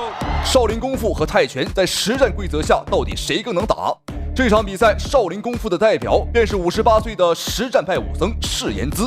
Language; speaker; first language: Chinese; native; Chinese